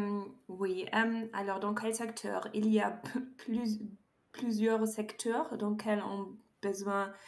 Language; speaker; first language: French; non-native, learner; German